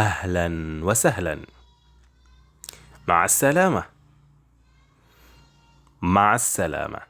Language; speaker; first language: Arabic; non-native, fluent; Indonesian